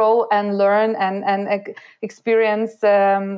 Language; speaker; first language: English; non-native, fluent; Ukrainian